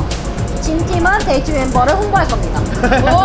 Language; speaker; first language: Korean; non-native, fluent; Arabic